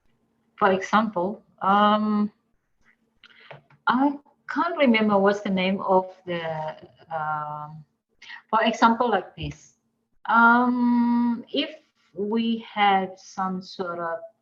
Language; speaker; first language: English; non-native, fluent; Indonesian